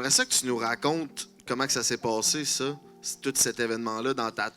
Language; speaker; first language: French; native; French